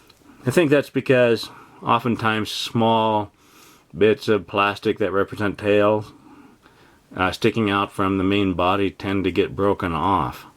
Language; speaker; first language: English; native; English